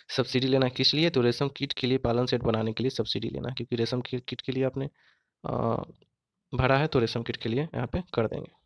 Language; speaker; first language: Hindi; native; Hindi